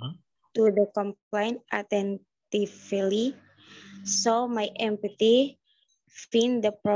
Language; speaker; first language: English; non-native, learner; Indonesian